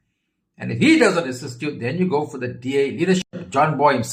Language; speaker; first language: English; native; English